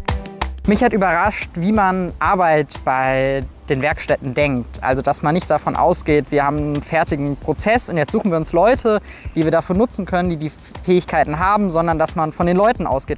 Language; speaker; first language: German; native; German